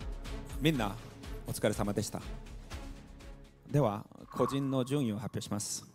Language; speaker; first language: Japanese; non-native, learner; Korean